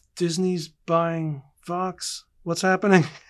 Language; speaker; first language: English; native; English